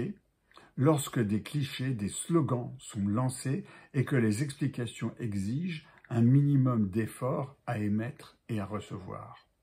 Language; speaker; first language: French; native; French